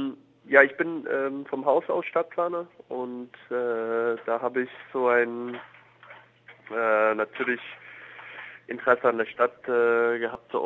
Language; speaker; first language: German; non-native, fluent; English